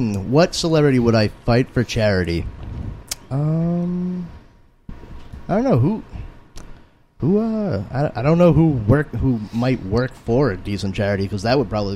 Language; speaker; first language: English; native; English